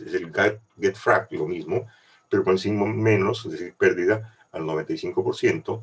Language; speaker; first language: Spanish; native; Spanish